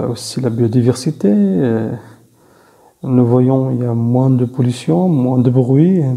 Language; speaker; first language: French; non-native, fluent; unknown